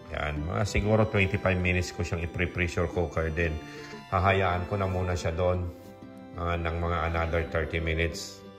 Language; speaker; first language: Filipino; non-native, local second language; Iloko